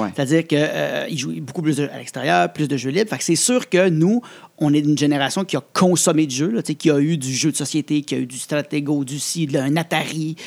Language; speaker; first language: French; native; French